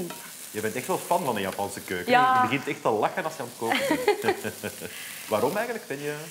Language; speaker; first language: Dutch; native; Dutch